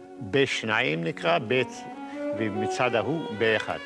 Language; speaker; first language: Hebrew; non-native, fluent; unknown